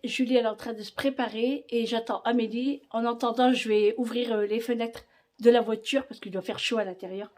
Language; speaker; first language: French; native; French